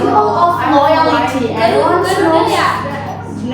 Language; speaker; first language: English; non-native, learner; Indonesian